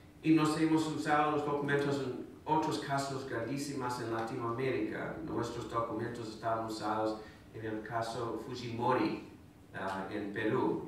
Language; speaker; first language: Spanish; non-native, fluent; English